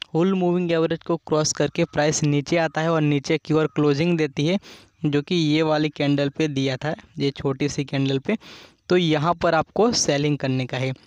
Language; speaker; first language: Hindi; non-native, local second language; Gujarati